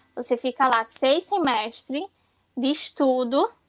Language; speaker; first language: Portuguese; native; Portuguese